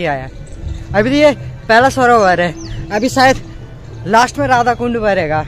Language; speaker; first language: Hindi; non-native, local second language; Nepali